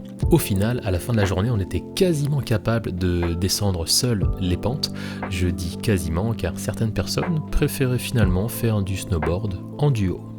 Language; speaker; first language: French; native; French